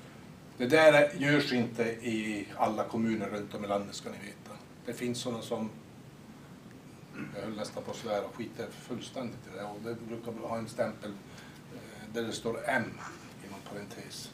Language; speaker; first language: Swedish; native; Swedish